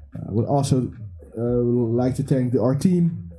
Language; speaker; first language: English; early bilingual, heritage; English